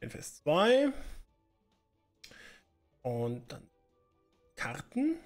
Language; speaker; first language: German; native; German